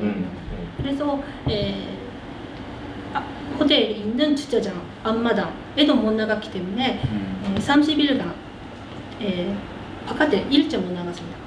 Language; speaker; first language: Korean; early bilingual, heritage; Korean